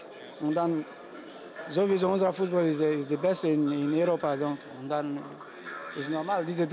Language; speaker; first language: German; non-native, learner; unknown